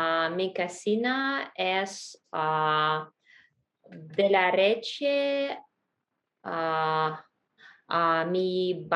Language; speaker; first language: Spanish; non-native, learner; Russian